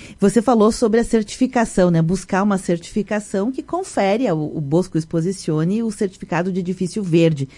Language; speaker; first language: Portuguese; native; Portuguese